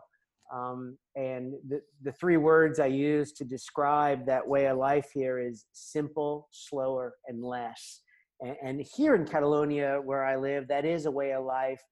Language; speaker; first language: English; native; English